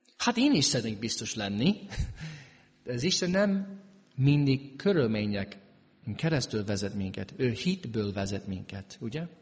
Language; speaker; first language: Hungarian; early bilingual, heritage; Hungarian